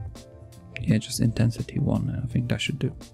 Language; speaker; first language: English; non-native, fluent; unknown